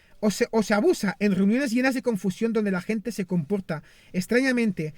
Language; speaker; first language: Spanish; non-native, fluent; Greek